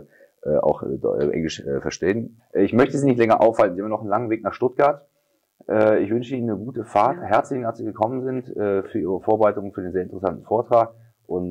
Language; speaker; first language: German; native; German